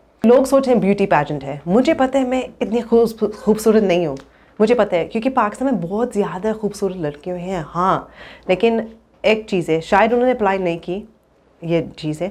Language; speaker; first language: Hindi; early bilingual, heritage; English